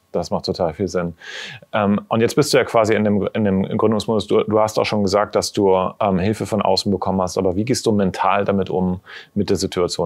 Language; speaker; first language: German; native; German